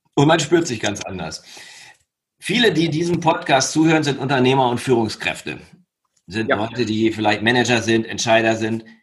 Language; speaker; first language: German; native; German